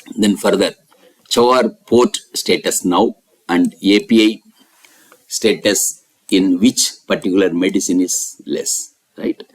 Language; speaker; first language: English; non-native, local second language; Tamil